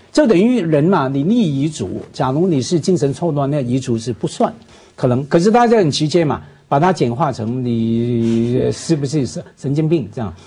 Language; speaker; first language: Chinese; non-native, local second language; Cantonese